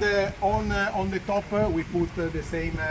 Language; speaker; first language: English; non-native, learner; Italian